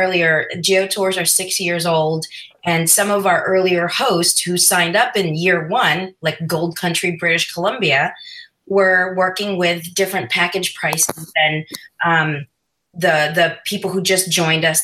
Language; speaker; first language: English; non-native, local second language; Filipino